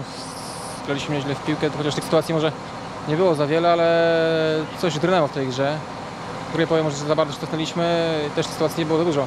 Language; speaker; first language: Polish; native; Polish